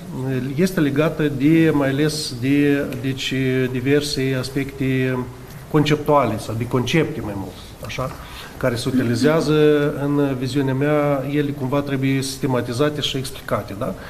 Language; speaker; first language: Romanian; native; Romanian